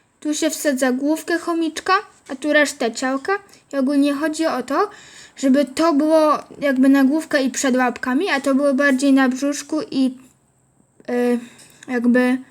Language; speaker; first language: Polish; native; Polish